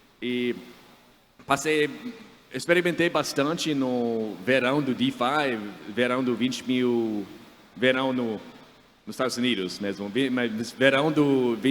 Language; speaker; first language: Portuguese; non-native, fluent; English